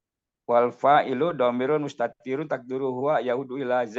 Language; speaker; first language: Arabic; non-native, learner; Indonesian